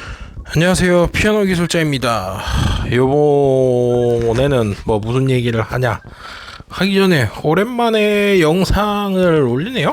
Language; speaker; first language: Korean; native; Korean